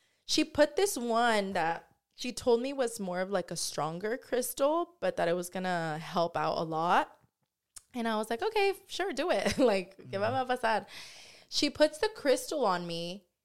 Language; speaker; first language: English; early bilingual, other home language; Spanish